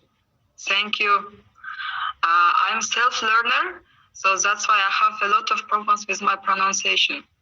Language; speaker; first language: English; non-native, learner; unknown